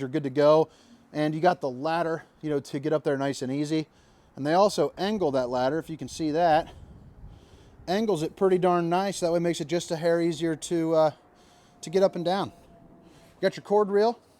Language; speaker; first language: English; native; English